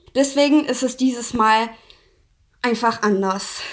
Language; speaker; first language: German; non-native, fluent; Persian